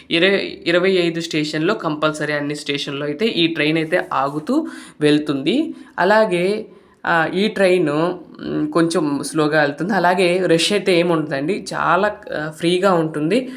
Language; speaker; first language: Telugu; native; Telugu